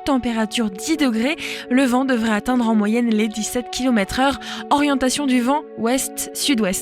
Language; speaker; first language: French; native; French